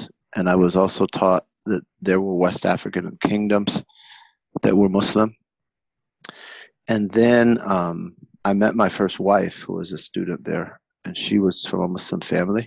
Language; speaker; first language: English; native; English